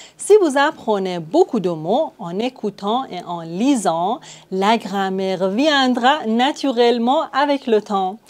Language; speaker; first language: French; non-native, fluent; Persian